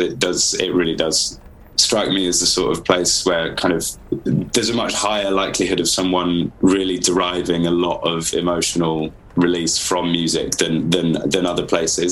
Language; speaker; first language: English; native; English